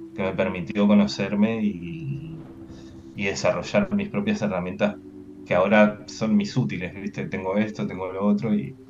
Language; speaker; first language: Spanish; native; Spanish